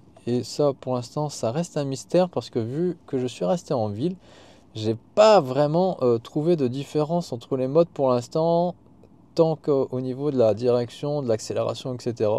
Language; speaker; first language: French; native; French